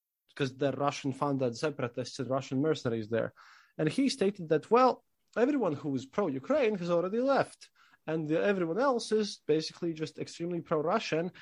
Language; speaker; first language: English; non-native, fluent; Latvian